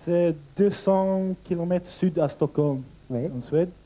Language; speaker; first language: French; non-native, learner; Swedish